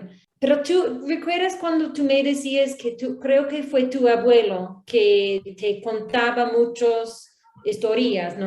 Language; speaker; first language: Spanish; non-native, learner; English